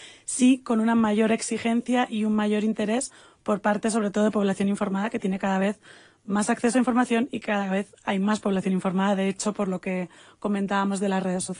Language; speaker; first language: Spanish; native; Spanish